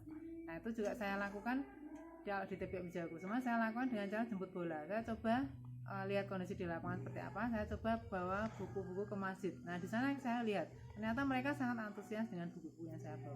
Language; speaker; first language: Indonesian; native; Indonesian